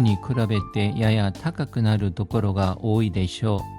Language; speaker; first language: Japanese; non-native, fluent; Korean